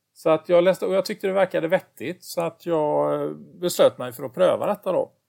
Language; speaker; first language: Swedish; native; Swedish